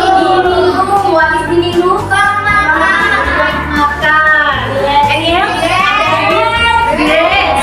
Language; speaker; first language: English; non-native, learner; Indonesian